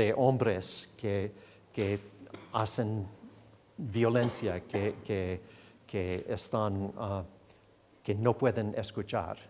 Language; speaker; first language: Spanish; non-native, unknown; English